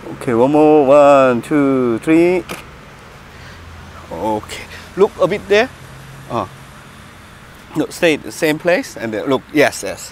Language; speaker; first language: English; non-native, learner; Korean